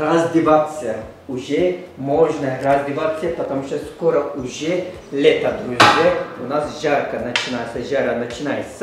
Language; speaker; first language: Russian; non-native, learner; Turkish